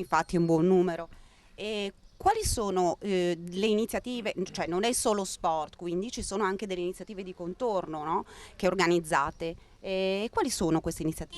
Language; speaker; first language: Italian; native; Italian